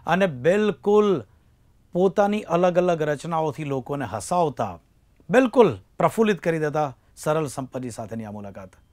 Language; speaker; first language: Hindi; non-native, local second language; Gujarati